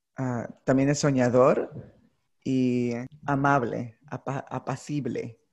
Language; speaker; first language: Spanish; early bilingual, heritage; Spanish